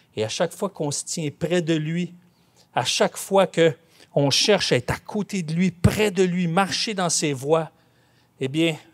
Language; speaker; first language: French; native; French